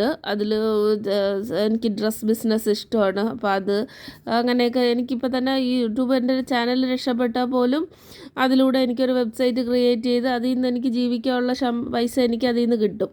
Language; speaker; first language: Malayalam; native; Malayalam